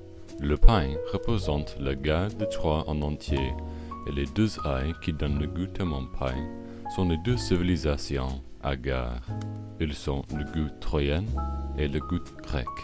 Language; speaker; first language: French; non-native, learner; English